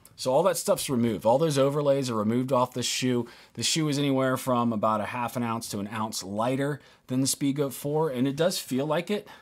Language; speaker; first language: English; native; English